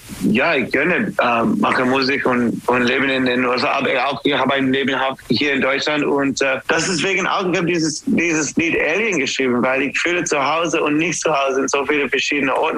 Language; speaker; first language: German; non-native, fluent; English